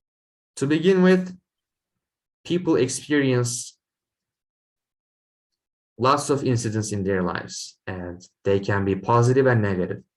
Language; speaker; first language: English; non-native, fluent; Turkish